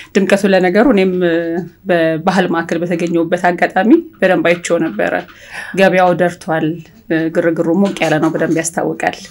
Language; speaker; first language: Amharic; native; Amharic